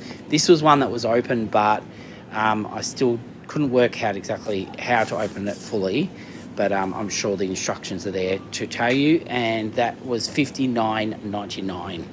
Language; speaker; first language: English; native; English